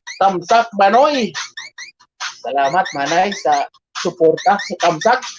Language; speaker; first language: Filipino; non-native, local second language; Bikol